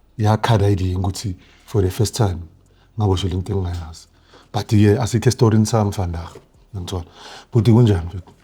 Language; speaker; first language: Zulu; native; Zulu